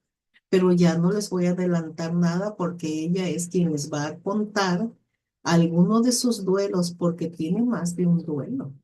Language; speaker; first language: Spanish; native; Spanish